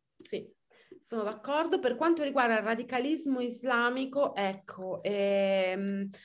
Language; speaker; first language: Italian; native; Italian